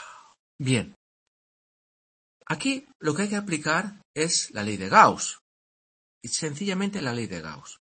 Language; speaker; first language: Spanish; native; Spanish